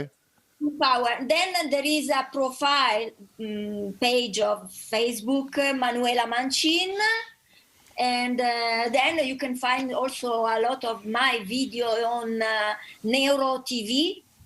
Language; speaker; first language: English; non-native, learner; Italian